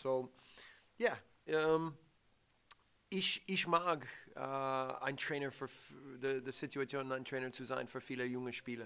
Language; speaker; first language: German; non-native, learner; English